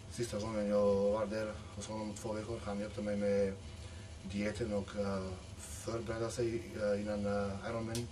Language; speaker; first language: Swedish; non-native, fluent; Macedonian